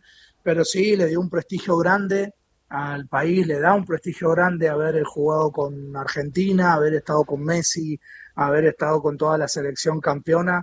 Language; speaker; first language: Spanish; native; Spanish